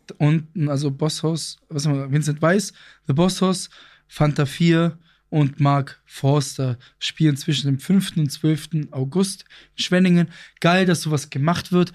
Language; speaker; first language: German; early bilingual, other home language; Greek